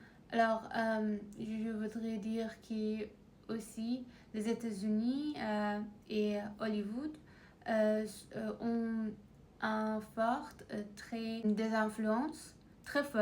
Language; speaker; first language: French; non-native, learner; Persian